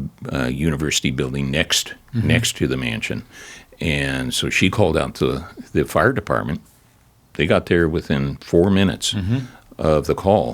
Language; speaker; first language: English; native; English